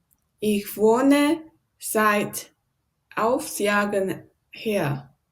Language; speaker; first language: German; non-native, learner; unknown